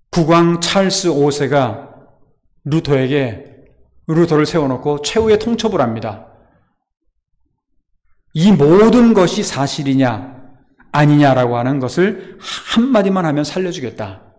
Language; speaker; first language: Korean; native; Korean